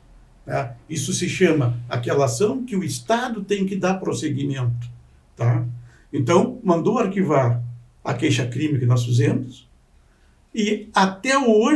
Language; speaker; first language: Portuguese; native; Portuguese